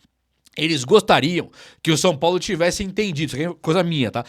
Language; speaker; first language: Portuguese; native; Portuguese